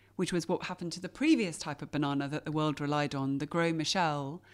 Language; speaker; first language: English; native; English